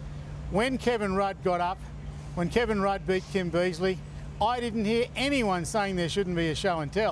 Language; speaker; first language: English; native; English